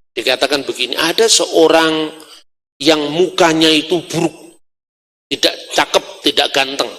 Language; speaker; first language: Indonesian; non-native, local second language; Javanese